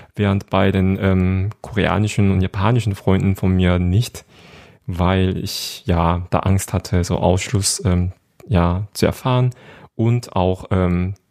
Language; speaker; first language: German; non-native, fluent; Korean